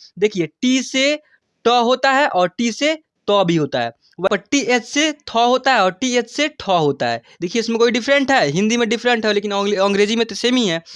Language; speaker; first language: Hindi; native; Hindi